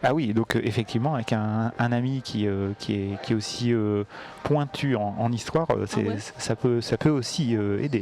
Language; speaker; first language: French; native; French